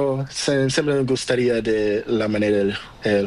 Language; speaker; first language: Spanish; non-native, learner; Portuguese